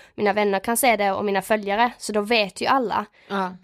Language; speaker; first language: Swedish; native; Swedish